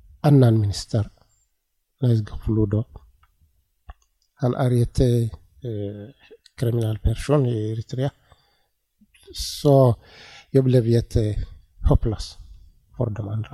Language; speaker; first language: Swedish; non-native, learner; Tigrinya